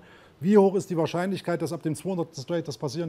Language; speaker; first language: German; native; German